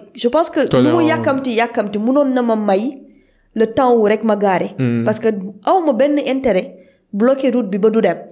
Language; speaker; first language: French; non-native, local second language; Wolof